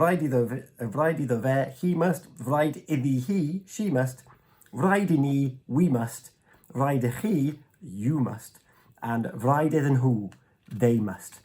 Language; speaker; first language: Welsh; non-native, learner; English